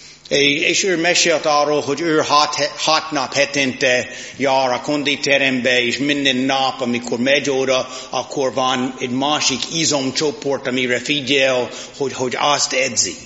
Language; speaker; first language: Hungarian; non-native, fluent; English